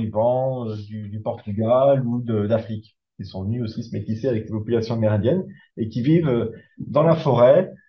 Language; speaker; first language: French; native; French